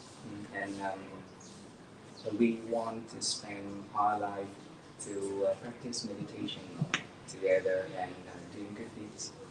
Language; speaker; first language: English; non-native, learner; Vietnamese